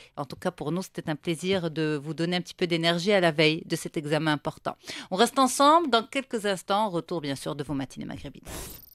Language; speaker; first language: French; non-native, local second language; Arabic